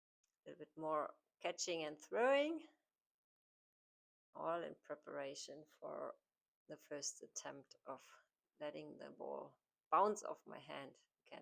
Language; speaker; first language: English; non-native, fluent; German